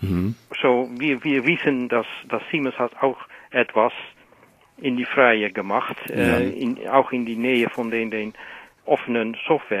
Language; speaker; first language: German; non-native, learner; Dutch